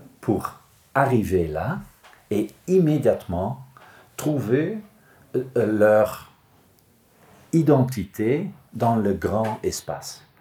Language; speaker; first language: French; non-native, local second language; Dutch